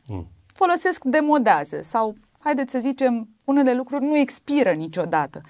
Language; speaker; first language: Romanian; native; Romanian